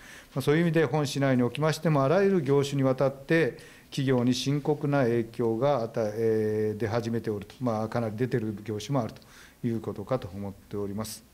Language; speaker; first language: Japanese; native; Japanese